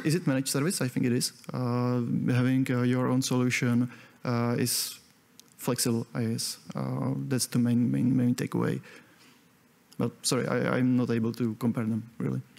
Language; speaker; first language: English; non-native, fluent; Czech